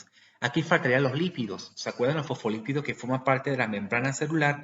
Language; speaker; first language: Spanish; native; Spanish